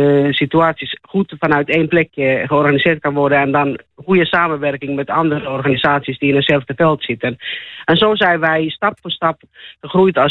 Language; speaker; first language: Dutch; non-native, fluent; Finnish